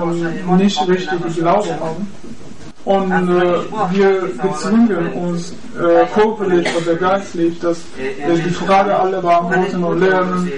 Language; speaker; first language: German; non-native, learner; Persian